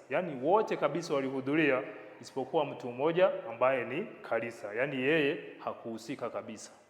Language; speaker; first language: Swahili; non-native, local second language; Kinyarwanda